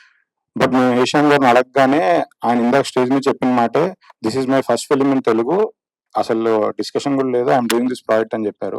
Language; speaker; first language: Telugu; native; Telugu